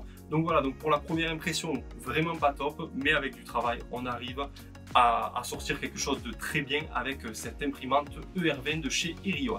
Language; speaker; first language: French; native; French